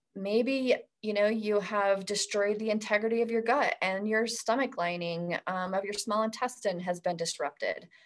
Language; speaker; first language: English; native; English